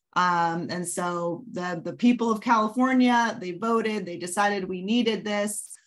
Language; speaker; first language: English; native; English